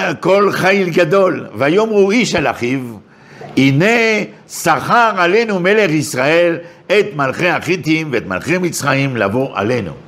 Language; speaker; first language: Hebrew; non-native, fluent; French